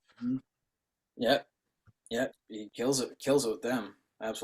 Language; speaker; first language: English; native; English